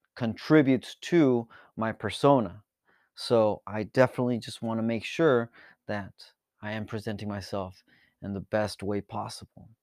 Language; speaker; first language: English; early bilingual, other home language; Spanish